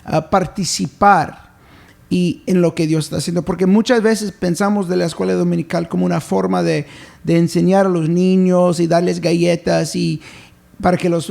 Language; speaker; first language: Spanish; early bilingual, heritage; English